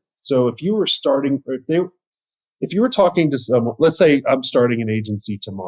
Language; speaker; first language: English; native; English